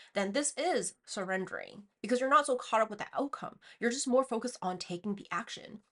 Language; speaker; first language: English; non-native, fluent; Chinese